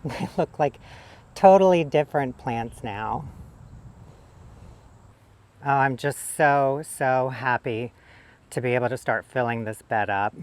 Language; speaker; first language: English; native; English